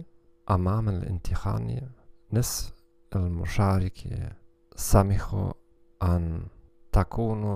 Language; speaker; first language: Arabic; non-native, learner; German